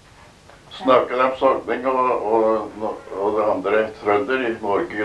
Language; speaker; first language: Norwegian; early bilingual, heritage; Norwegian